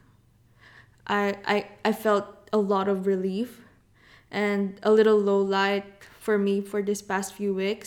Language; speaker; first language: English; non-native, local second language; Filipino